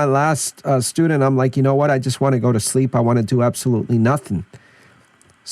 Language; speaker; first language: English; native; English